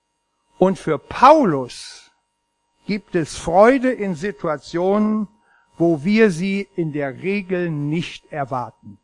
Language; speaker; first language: German; native; German